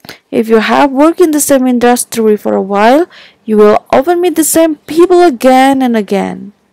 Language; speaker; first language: English; non-native, fluent; Indonesian